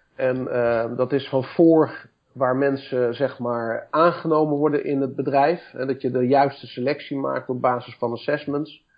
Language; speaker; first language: Dutch; native; Dutch